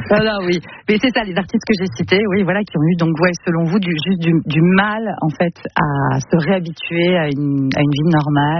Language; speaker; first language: French; native; French